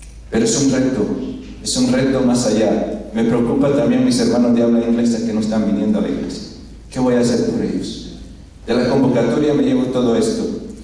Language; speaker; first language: Spanish; native; Spanish